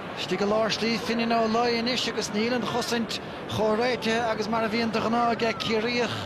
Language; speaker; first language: Irish; native; Irish